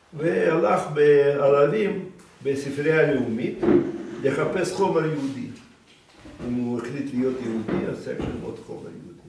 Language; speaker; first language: Hebrew; non-native, fluent; Russian